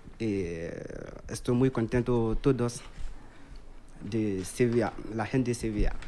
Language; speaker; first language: Spanish; non-native, learner; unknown